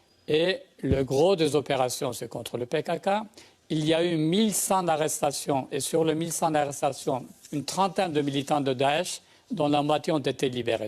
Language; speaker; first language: French; native; French